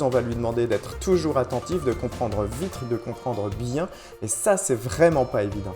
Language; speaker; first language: French; native; French